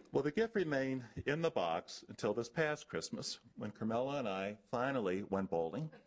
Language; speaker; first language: English; native; English